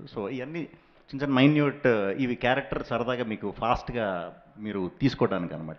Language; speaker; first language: Telugu; native; Telugu